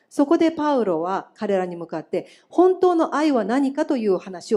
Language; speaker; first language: Japanese; native; Japanese